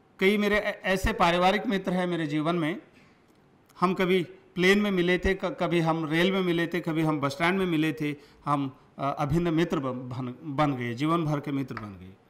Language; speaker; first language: Hindi; non-native, local second language; Kannada